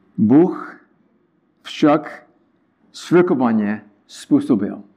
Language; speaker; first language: Czech; non-native, learner; English